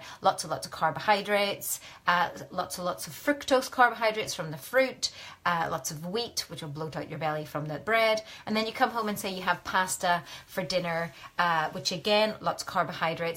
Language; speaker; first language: English; native; English